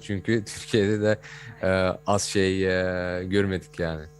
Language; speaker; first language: Turkish; early bilingual, heritage; Turkish